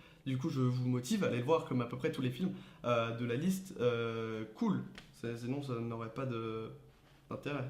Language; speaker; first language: French; native; French